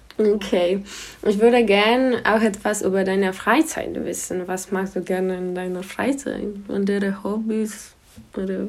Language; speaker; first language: German; non-native, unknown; Polish